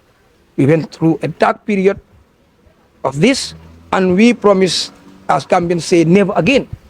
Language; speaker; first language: English; non-native, local second language; Fula